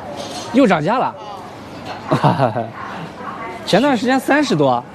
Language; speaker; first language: Chinese; native; Chinese